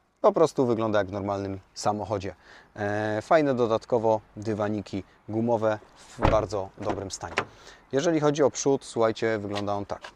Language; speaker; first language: Polish; native; Polish